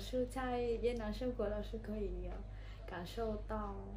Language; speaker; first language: Chinese; non-native, learner; Vietnamese